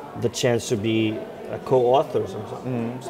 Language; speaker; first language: English; non-native, fluent; Portuguese